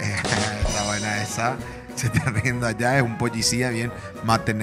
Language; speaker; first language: Spanish; native; Spanish